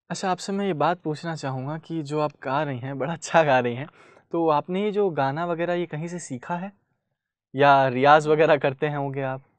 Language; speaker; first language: Hindi; native; Hindi